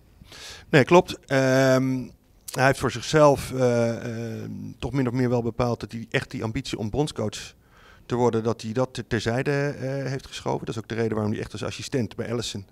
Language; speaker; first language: Dutch; native; Dutch